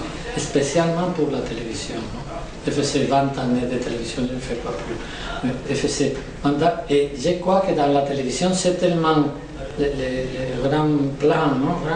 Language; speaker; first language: French; non-native, learner; Spanish